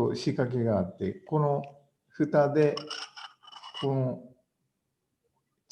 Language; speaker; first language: Japanese; native; Japanese